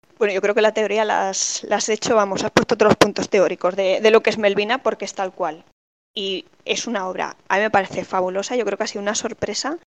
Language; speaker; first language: Spanish; native; Spanish